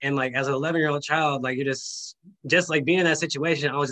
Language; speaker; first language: English; native; English